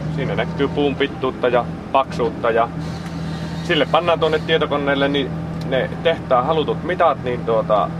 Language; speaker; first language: Finnish; native; Finnish